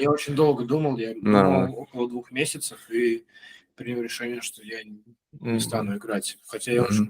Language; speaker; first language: Russian; native; Russian